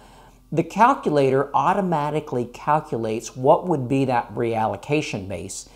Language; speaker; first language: English; native; English